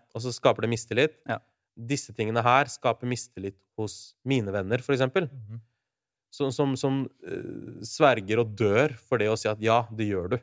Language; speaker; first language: Norwegian; early bilingual, other home language; Urdu